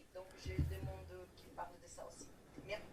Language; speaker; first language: French; non-native, fluent; Portuguese